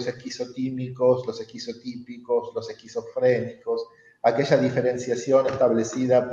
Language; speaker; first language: Spanish; native; Spanish